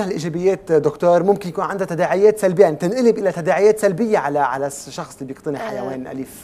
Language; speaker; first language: Arabic; native; Arabic